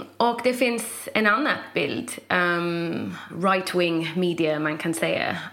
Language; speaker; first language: Swedish; non-native, fluent; English